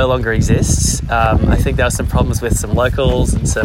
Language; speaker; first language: English; native; English